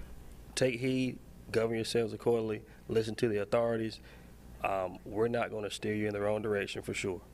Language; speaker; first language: English; native; English